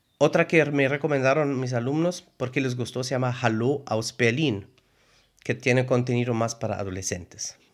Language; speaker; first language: Spanish; non-native, fluent; German